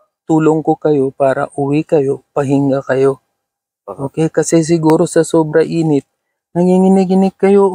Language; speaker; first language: Filipino; non-native, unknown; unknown